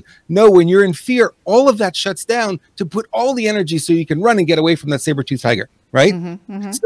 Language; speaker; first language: English; native; English